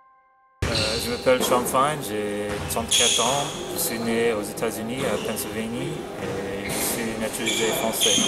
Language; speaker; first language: French; non-native, fluent; English